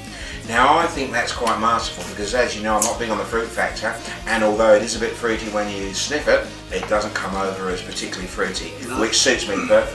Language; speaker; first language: English; native; English